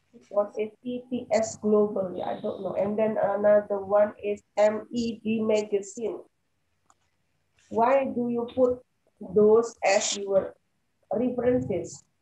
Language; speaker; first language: English; non-native, fluent; Indonesian